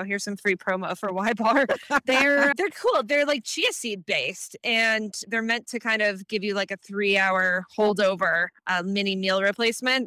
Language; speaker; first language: English; native; English